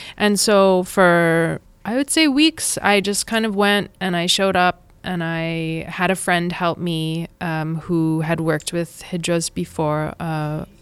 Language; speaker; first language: English; native; English